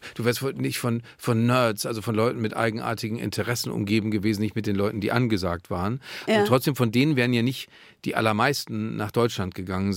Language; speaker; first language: German; native; German